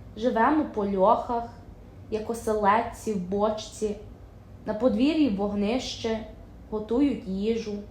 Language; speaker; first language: Ukrainian; early bilingual, heritage; Ukrainian